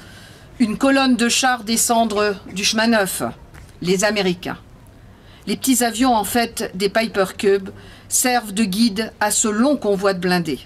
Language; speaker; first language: French; native; French